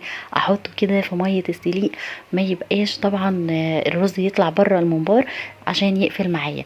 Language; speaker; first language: Arabic; native; Arabic